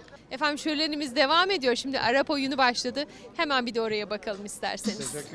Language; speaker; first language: Turkish; native; Turkish